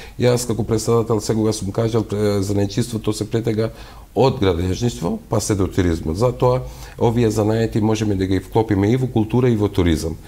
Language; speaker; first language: Macedonian; non-native, local second language; Albanian